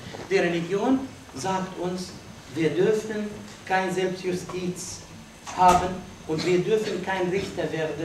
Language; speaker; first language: German; non-native, fluent; Arabic